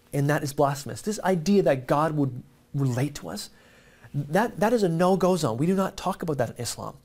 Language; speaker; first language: English; native; English